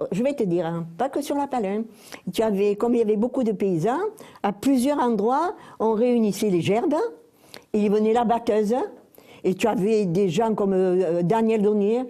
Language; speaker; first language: French; native; French